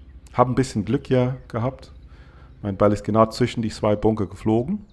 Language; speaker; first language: German; non-native, fluent; English